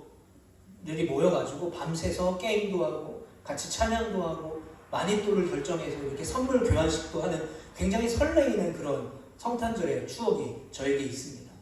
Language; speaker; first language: Korean; native; Korean